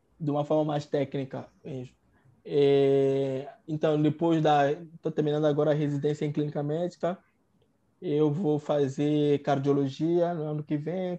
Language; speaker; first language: Portuguese; non-native, fluent; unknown